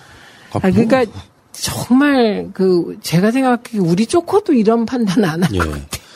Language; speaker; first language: Korean; native; Korean